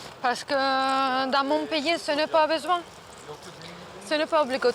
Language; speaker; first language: French; non-native, learner; Turkish